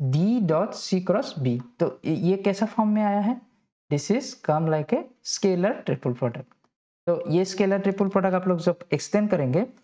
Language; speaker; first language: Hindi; non-native, local second language; Assamese